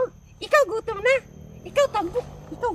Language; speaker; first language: Cebuano; non-native, local second language; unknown